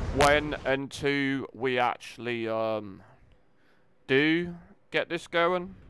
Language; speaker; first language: English; native; English